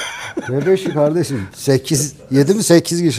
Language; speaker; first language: Turkish; native; Turkish